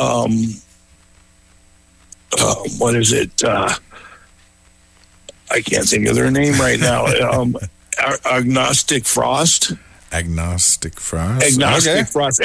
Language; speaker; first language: English; native; English